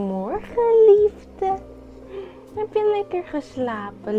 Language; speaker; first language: Dutch; non-native, learner; Indonesian